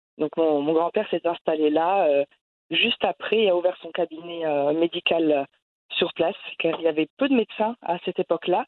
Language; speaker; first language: French; native; French